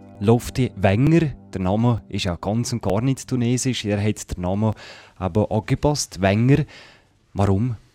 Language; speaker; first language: German; native; German